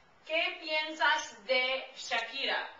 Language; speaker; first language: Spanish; non-native, fluent; English